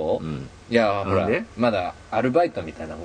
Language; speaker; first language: Japanese; native; Japanese